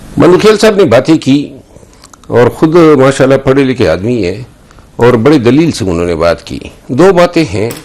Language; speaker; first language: Urdu; non-native, local second language; Pashto